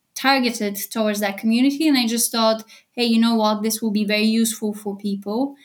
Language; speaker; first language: English; non-native, fluent; Bulgarian